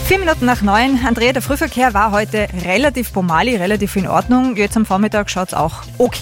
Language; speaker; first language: German; native; German